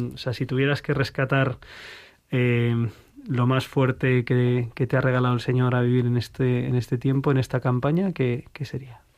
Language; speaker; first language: Spanish; native; Spanish